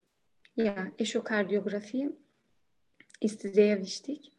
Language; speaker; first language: German; non-native, learner; Turkish